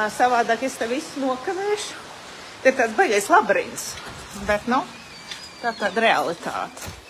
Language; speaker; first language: Latvian; early bilingual, heritage; Latvian